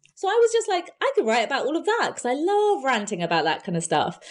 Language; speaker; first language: English; native; English